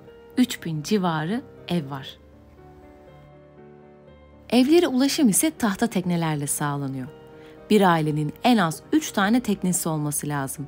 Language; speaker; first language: Turkish; native; Turkish